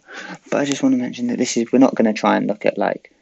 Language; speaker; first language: English; native; English